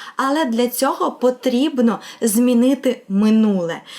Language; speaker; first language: Ukrainian; non-native, local second language; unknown